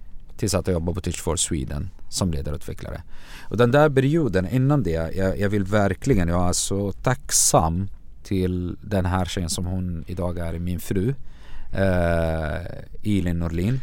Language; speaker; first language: Swedish; non-native, fluent; Arabic